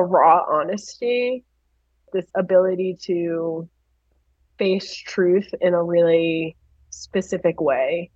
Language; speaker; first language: English; native; English